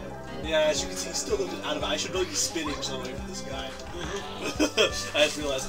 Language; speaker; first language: English; native; English